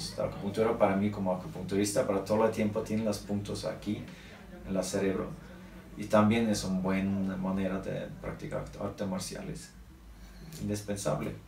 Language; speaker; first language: Spanish; non-native, learner; Norwegian